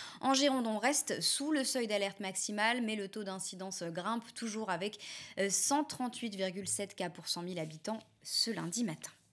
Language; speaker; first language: French; native; French